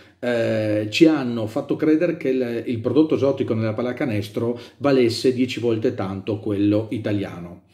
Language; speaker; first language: Italian; native; Italian